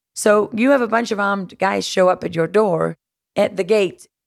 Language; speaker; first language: English; native; English